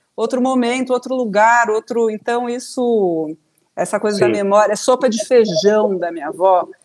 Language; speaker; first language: Portuguese; native; Portuguese